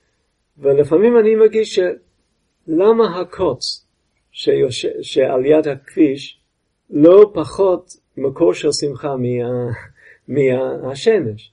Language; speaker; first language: Hebrew; non-native, fluent; English